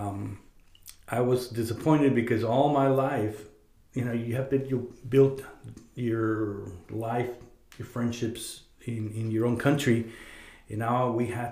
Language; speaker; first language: English; non-native, fluent; Spanish